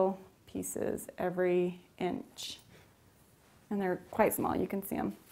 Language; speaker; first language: English; native; English